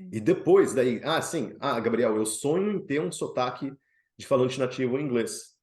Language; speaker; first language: Portuguese; native; Portuguese